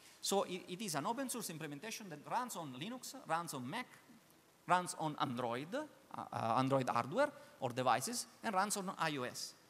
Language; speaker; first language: English; non-native, learner; Italian